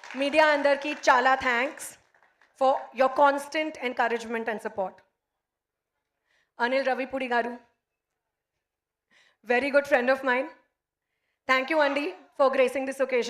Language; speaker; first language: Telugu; non-native, local second language; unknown